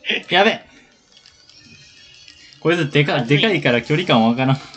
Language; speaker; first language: Japanese; native; Japanese